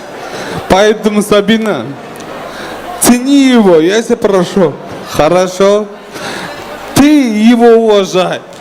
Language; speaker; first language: Russian; non-native, local second language; Turkmen